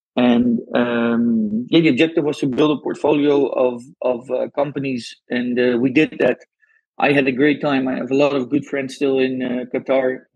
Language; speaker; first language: English; non-native, fluent; Dutch